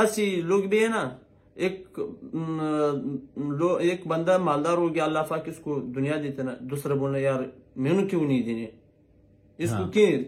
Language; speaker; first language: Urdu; non-native, local second language; Pashto